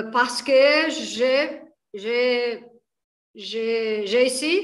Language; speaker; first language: French; non-native, learner; Portuguese